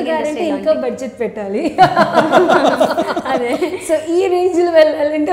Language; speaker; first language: Telugu; non-native, learner; Malayalam